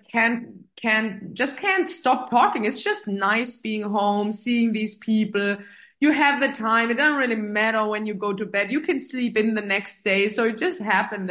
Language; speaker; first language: English; non-native, fluent; German